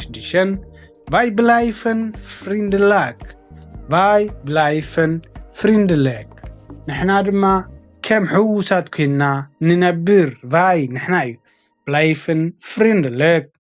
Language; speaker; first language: Dutch; non-native, fluent; Tigrinya